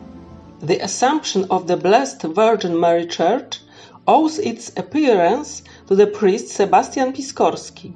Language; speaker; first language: English; non-native, fluent; Polish